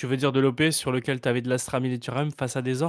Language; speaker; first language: French; native; French